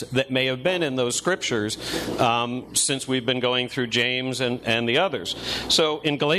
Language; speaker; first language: English; native; English